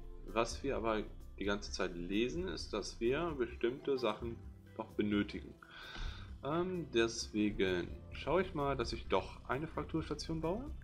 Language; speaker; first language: German; native; German